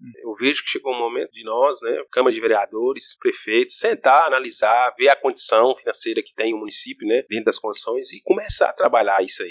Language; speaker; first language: Portuguese; native; Portuguese